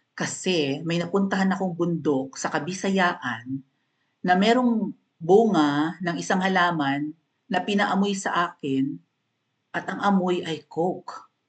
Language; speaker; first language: Filipino; non-native, local second language; Cebuano